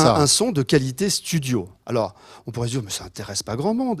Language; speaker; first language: French; native; French